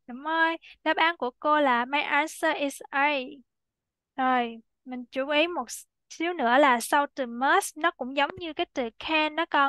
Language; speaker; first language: Vietnamese; native; Vietnamese